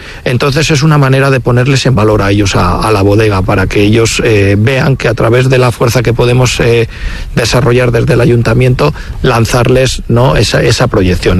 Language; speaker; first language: Spanish; native; Spanish